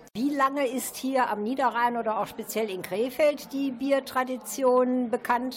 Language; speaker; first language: German; native; German